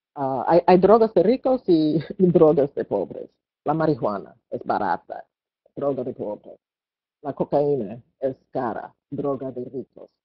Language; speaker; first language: Spanish; non-native, fluent; English